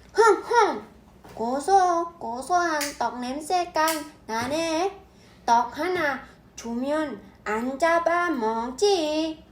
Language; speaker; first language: Korean; non-native, learner; Vietnamese